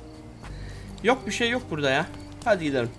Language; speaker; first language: Turkish; native; Turkish